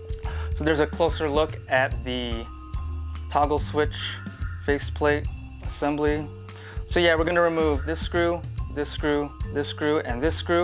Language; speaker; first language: English; native; English